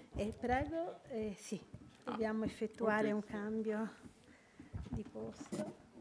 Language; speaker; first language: Italian; native; Italian